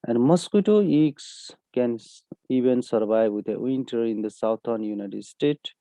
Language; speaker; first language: English; non-native, local second language; Nepali